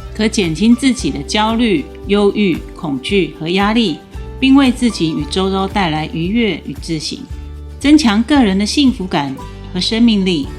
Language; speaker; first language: Chinese; native; Chinese